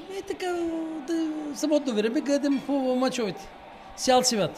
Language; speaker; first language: Bulgarian; non-native, learner; Turkish